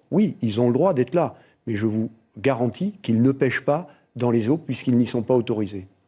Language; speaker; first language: French; native; French